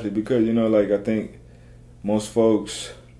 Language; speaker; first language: English; non-native, local second language; Zulu